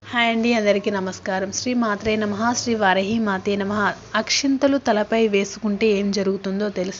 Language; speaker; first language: Telugu; native; Telugu